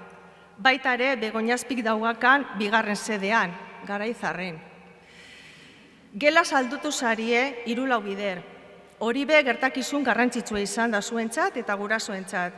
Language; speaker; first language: Basque; native; Basque